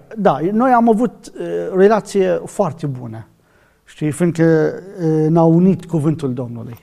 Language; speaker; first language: Romanian; non-native, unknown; Arabic